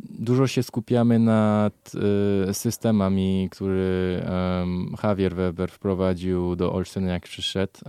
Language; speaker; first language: Polish; early bilingual, heritage; Polish